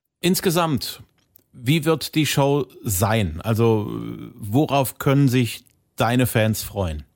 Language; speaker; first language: German; native; German